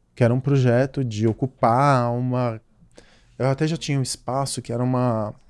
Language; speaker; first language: Portuguese; native; Portuguese